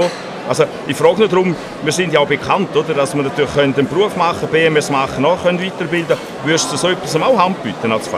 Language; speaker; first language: German; native; German